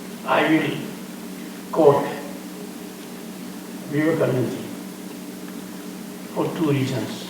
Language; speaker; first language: English; non-native, local second language; Hindi